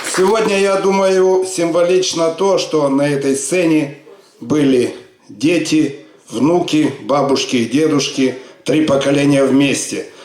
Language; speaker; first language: Russian; native; Russian